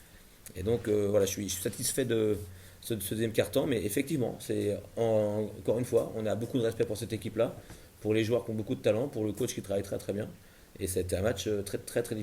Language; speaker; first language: French; native; French